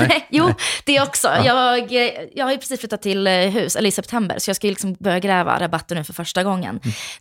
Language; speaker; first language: Swedish; native; Swedish